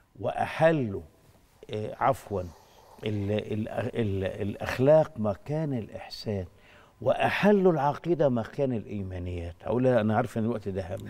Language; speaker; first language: Egyptian Arabic; native; Egyptian Arabic